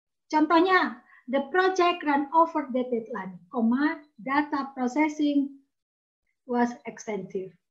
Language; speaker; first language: English; non-native, fluent; Indonesian